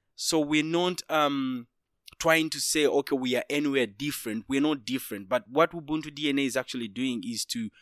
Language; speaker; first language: English; non-native, local second language; Ganda